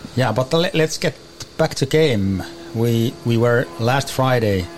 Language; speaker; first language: English; non-native, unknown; Finnish